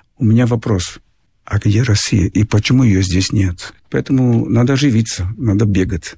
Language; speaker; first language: Russian; non-native, fluent; Portuguese